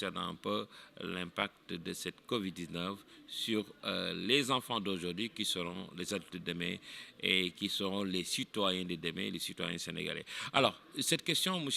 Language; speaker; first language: French; non-native, local second language; Wolof